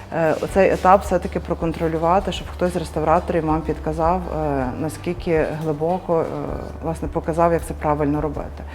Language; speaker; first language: Ukrainian; native; Ukrainian